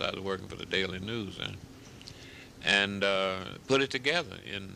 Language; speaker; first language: English; native; English